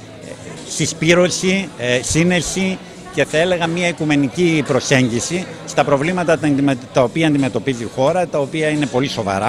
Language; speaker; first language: Greek; native; Greek